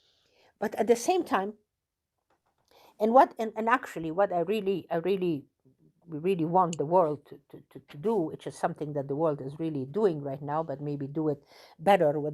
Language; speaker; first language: English; non-native, fluent; Persian